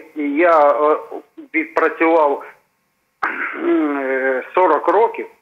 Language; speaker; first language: Ukrainian; non-native, local second language; Russian